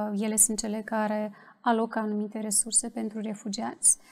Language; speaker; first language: Romanian; native; Romanian